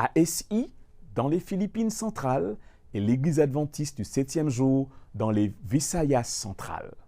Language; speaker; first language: French; native; French